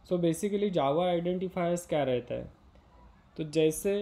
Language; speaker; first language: Hindi; non-native, local second language; Marathi